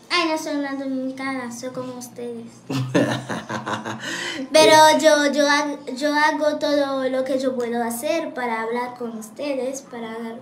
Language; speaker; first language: Spanish; non-native, learner; Haitian Creole